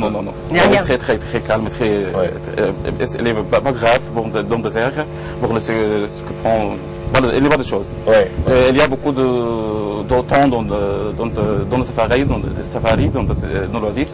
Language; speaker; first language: French; non-native, learner; Arabic